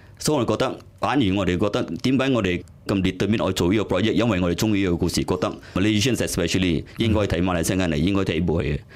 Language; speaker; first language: Cantonese; native; Cantonese